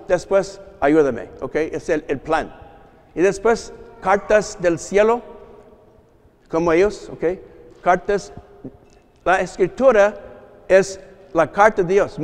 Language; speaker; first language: Spanish; non-native, learner; English